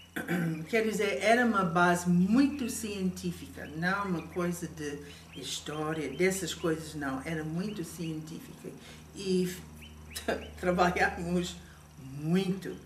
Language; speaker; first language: Portuguese; non-native, fluent; English